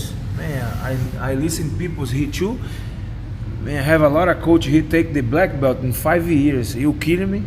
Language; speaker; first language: English; non-native, learner; Portuguese